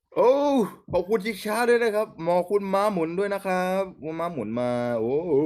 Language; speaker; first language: Thai; native; Thai